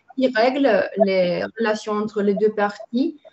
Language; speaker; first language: French; non-native, fluent; Romanian